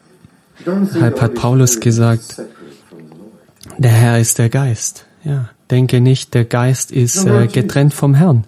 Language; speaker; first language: German; non-native, fluent; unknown